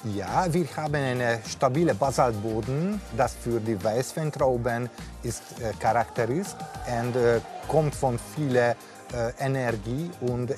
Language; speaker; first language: German; non-native, learner; Hungarian